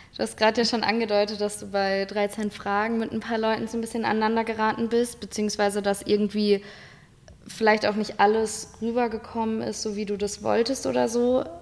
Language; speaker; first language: German; native; German